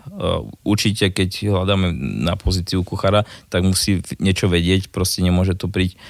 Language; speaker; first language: Slovak; native; Slovak